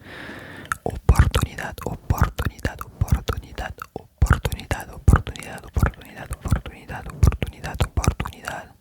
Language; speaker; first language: Spanish; non-native, learner; French